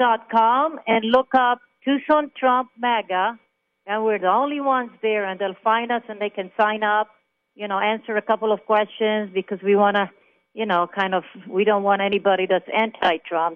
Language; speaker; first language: English; non-native, fluent; Hebrew